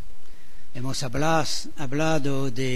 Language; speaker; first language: Spanish; non-native, fluent; French